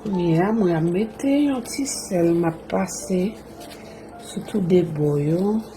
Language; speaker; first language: French; non-native, local second language; Haitian Creole